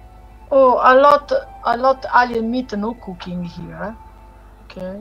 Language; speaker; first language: English; non-native, learner; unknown